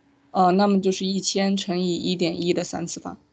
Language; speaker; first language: Chinese; native; Chinese